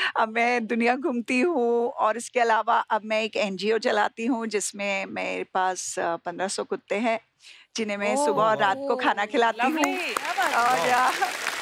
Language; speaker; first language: Hindi; native; Hindi